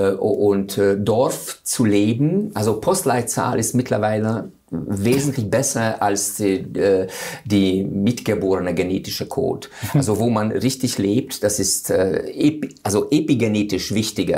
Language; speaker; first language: German; non-native, fluent; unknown